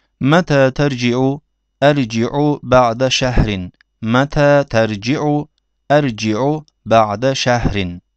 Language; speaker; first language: Arabic; non-native, fluent; Turkish